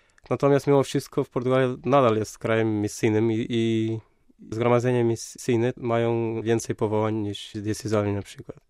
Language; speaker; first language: Polish; non-native, fluent; Portuguese